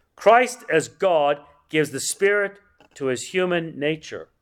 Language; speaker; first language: English; native; English